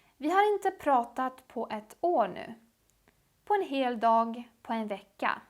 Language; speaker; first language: Swedish; non-native, fluent; Polish